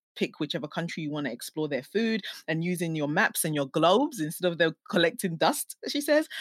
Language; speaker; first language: English; non-native, local second language; Akan